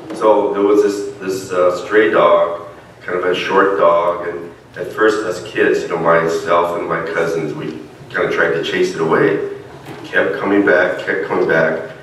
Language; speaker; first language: English; native; English